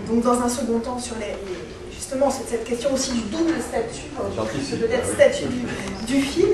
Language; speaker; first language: French; native; French